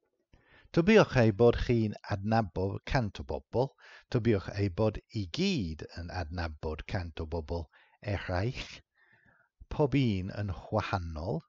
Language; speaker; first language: Welsh; non-native, fluent; English